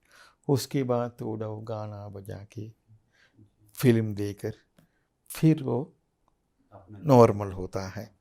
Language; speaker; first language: Hindi; non-native, fluent; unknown